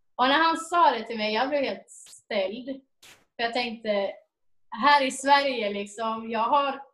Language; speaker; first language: Swedish; native; Swedish